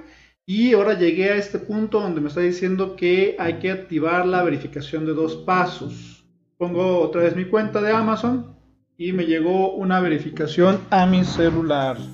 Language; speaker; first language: Spanish; native; Spanish